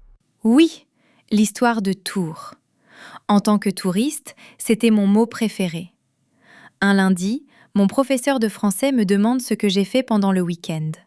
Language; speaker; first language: French; non-native, fluent; English